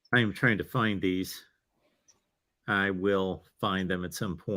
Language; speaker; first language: English; native; English